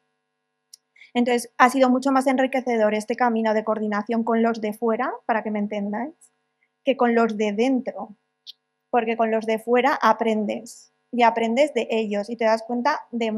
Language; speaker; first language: Spanish; native; Spanish